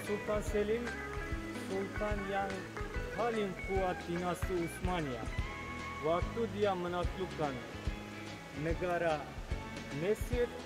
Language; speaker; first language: Indonesian; non-native, fluent; Turkish